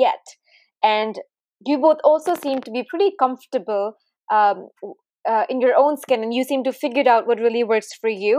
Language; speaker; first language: English; non-native, local second language; Hindi